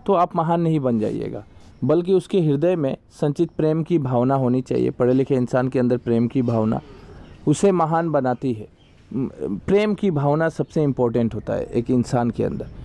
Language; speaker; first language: Hindi; non-native, local second language; Assamese